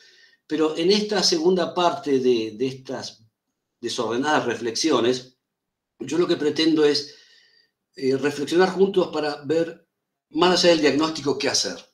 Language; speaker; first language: Spanish; native; Spanish